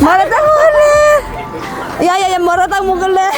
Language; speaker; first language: Korean; non-native, learner; Filipino